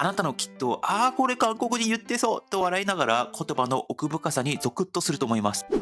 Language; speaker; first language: Japanese; non-native, fluent; Korean